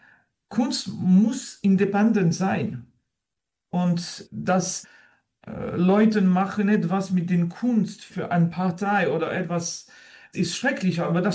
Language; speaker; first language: German; non-native, fluent; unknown